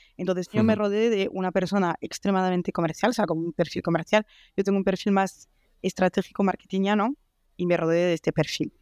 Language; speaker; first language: Spanish; non-native, fluent; French